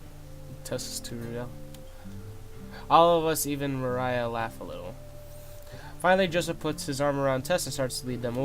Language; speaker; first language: English; native; English